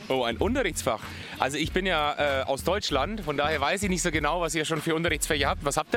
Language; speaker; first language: German; native; German